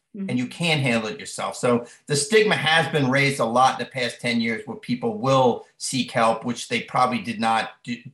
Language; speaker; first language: English; native; English